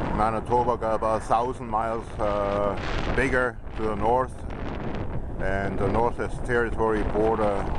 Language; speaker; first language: English; non-native, fluent; German